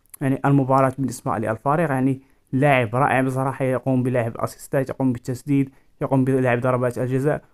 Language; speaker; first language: Arabic; native; Arabic